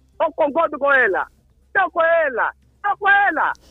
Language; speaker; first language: Portuguese; non-native, local second language; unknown